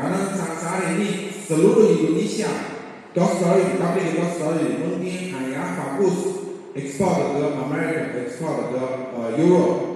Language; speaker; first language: Indonesian; non-native, learner; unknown